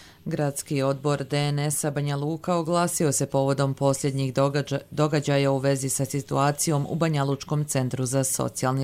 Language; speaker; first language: Serbian; native; Serbian